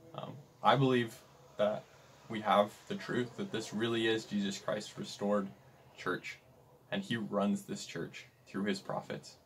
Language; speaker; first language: English; native; English